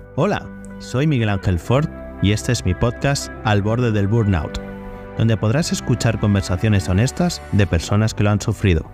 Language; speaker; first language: Spanish; native; Spanish